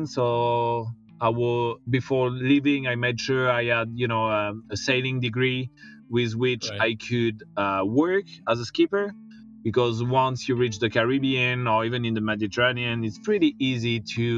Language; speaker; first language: English; non-native, fluent; French